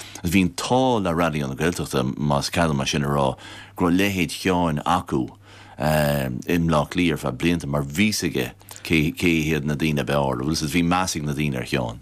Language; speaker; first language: Irish; native; Irish